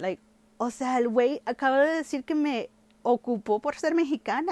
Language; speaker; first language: Spanish; early bilingual, heritage; Spanish